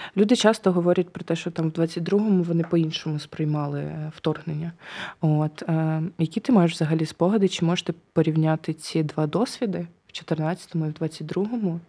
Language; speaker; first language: Ukrainian; native; Ukrainian